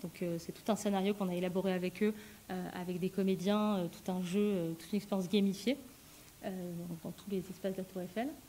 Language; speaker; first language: French; native; French